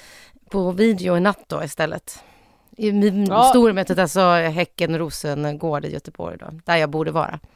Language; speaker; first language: Swedish; native; Swedish